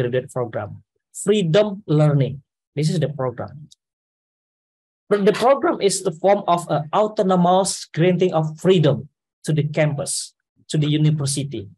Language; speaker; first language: English; non-native, fluent; Indonesian